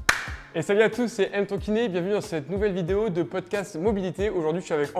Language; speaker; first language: French; native; French